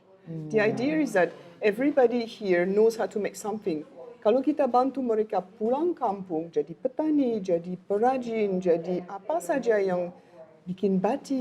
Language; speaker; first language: Indonesian; non-native, learner; French